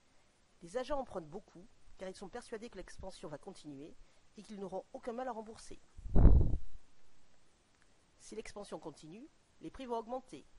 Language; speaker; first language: French; native; French